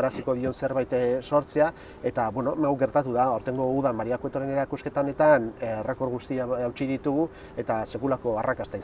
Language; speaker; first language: Basque; native; Basque